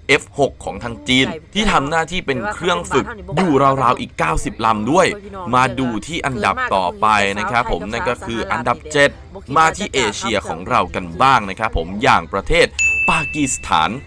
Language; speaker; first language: Thai; native; Thai